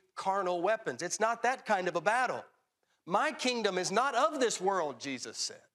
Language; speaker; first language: English; native; English